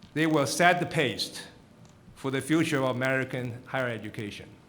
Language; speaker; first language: English; non-native, fluent; Chinese